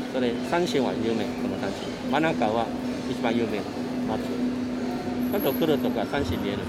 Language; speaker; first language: Japanese; non-native, learner; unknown